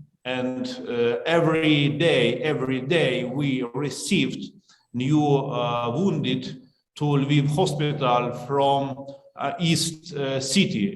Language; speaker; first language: English; non-native, learner; Ukrainian